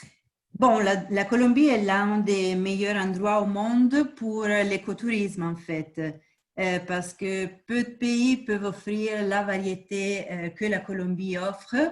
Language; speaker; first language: French; non-native, fluent; Spanish